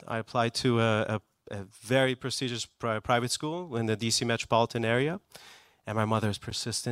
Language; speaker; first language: English; non-native, fluent; Persian